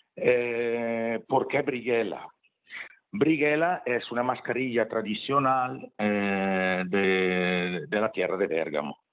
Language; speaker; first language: Spanish; non-native, fluent; Italian